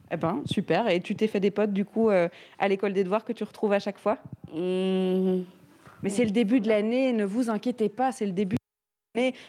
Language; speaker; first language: French; native; French